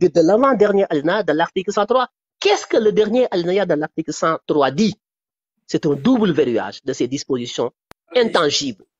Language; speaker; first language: French; non-native, local second language; Wolof